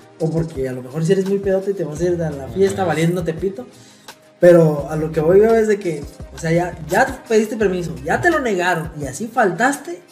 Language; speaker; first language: Spanish; native; Spanish